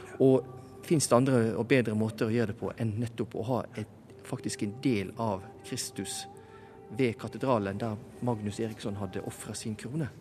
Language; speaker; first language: Norwegian; native; Norwegian